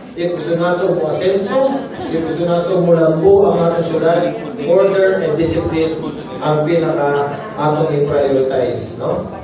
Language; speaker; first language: Cebuano; non-native, local second language; Filipino